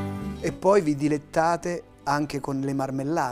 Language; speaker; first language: Italian; native; Italian